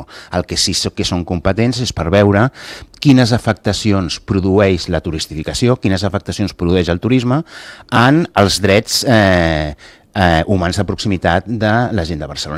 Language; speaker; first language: Catalan; native; Catalan